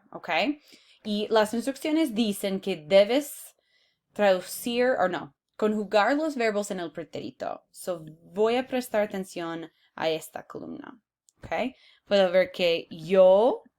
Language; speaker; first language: Spanish; non-native, fluent; English